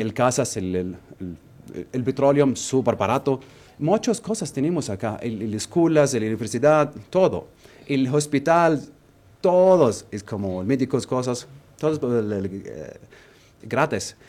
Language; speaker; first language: Spanish; non-native, learner; Arabic